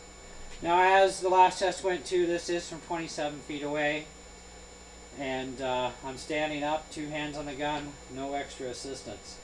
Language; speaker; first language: English; native; English